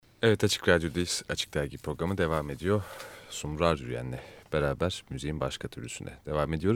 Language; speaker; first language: Turkish; native; Turkish